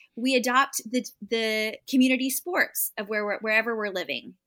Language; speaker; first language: English; native; English